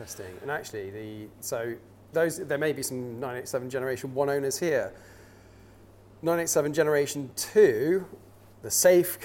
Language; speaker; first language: English; native; English